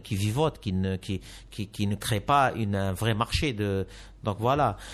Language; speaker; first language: French; non-native, local second language; Arabic